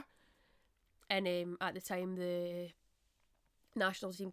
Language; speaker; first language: English; native; English